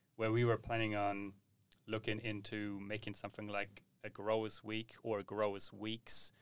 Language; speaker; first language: English; non-native, fluent; German